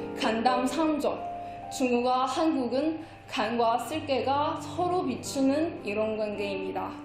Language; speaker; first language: Korean; non-native, fluent; Chinese